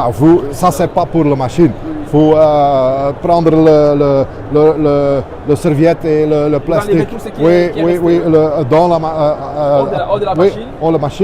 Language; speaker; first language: French; non-native, local second language; Dutch